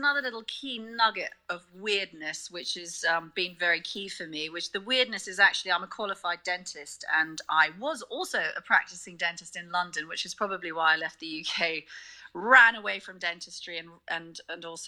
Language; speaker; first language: English; native; English